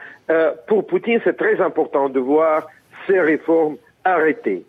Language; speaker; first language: French; non-native, fluent; Russian